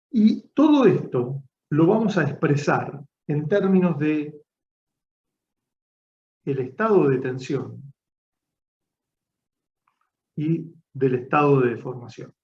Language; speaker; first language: Spanish; native; Spanish